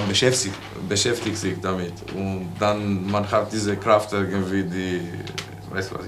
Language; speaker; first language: German; non-native, fluent; Greek